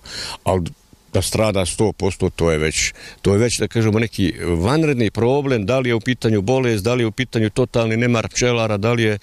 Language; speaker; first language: Serbian; native; Serbian